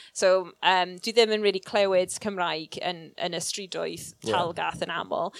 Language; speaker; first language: Welsh; non-native, local second language; English